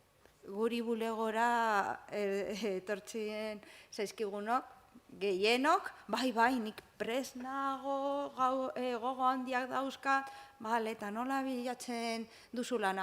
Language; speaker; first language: Basque; non-native, local second language; Spanish